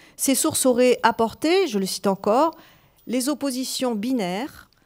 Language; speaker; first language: French; native; French